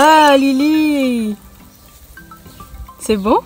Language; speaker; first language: French; native; French